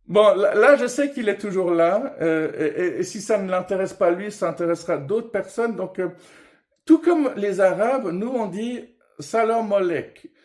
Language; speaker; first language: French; early bilingual, other home language; Persian